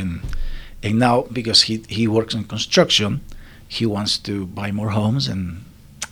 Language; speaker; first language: English; non-native, learner; Spanish